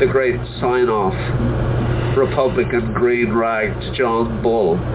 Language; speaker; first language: English; native; English